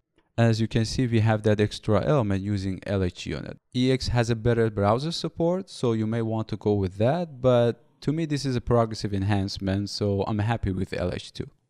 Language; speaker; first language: English; non-native, fluent; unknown